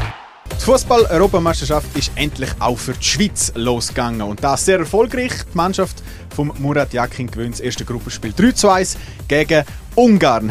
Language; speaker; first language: German; native; German